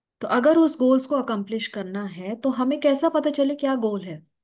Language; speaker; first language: Hindi; native; Hindi